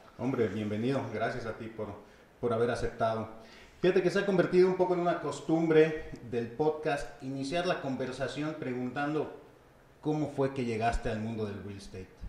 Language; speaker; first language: Spanish; native; Spanish